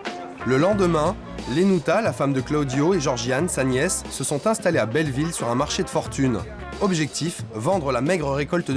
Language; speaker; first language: French; native; French